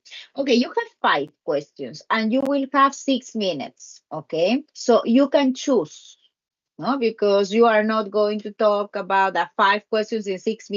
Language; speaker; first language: English; non-native, learner; Spanish